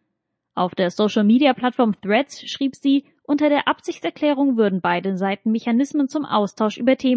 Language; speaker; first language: German; native; German